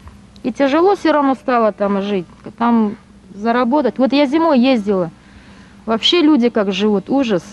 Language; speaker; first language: Russian; native; Russian